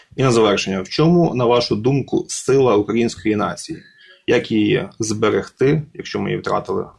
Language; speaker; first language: Ukrainian; native; Ukrainian